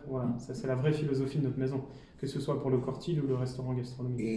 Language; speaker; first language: French; native; French